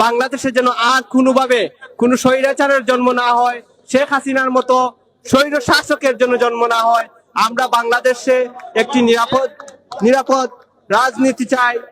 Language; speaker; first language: Bangla; native; Bangla